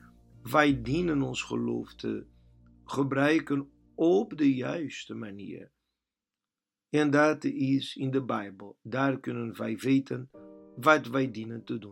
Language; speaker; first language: Dutch; non-native, learner; Portuguese